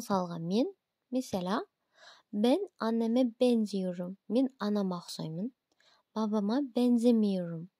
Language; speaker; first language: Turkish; non-native, fluent; Kazakh